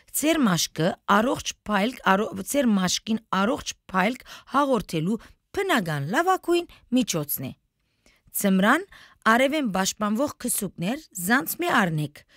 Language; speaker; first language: Armenian; early bilingual, heritage; Armenian